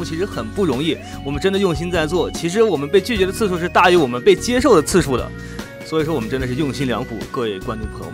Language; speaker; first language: Chinese; native; Chinese